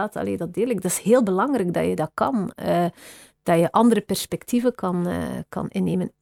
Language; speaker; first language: Dutch; native; Dutch